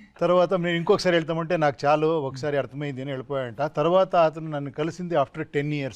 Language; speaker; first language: Telugu; non-native, local second language; Kannada